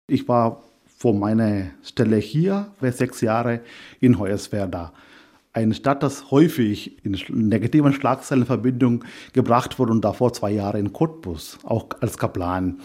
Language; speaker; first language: German; non-native, fluent; Malayalam